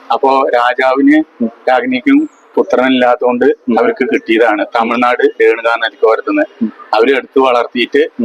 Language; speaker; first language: Malayalam; non-native, local second language; Tamil